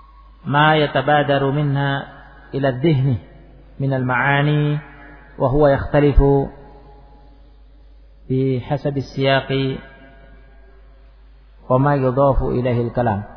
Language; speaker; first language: Arabic; non-native, fluent; Indonesian